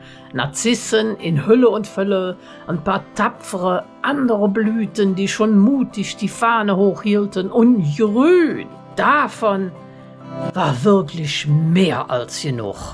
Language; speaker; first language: German; native; German